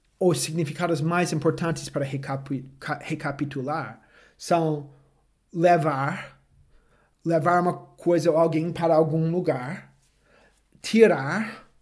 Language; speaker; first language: Portuguese; non-native, fluent; English